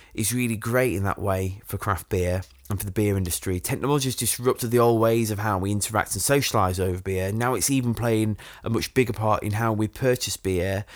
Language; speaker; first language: English; native; English